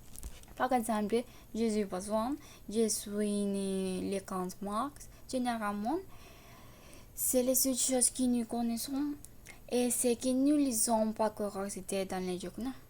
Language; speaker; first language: French; non-native, learner; Spanish